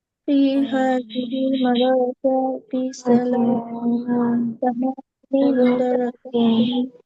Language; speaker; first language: Arabic; non-native, learner; Bangla